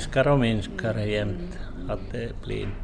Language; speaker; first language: Swedish; non-native, learner; Finnish